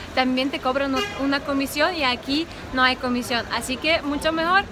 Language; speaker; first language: Spanish; non-native, fluent; Ukrainian